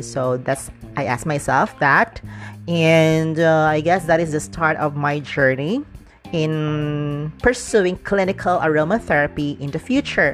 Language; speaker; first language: English; non-native, local second language; Cebuano